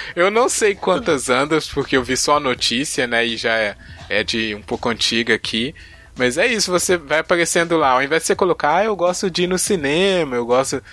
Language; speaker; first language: Portuguese; native; Portuguese